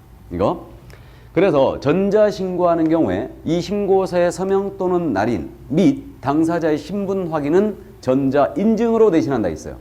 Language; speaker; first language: Korean; native; Korean